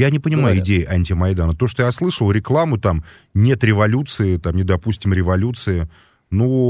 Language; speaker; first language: Russian; native; Russian